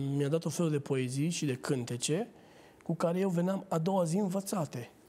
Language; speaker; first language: Romanian; native; Romanian